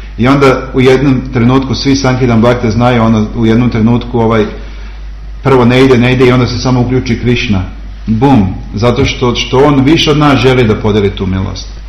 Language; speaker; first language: Serbian; native; Serbian